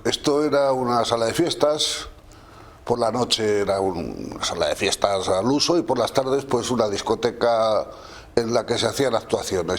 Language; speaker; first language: Spanish; native; Spanish